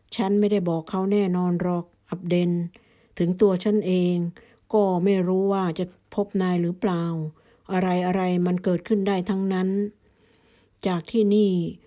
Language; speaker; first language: Thai; native; Thai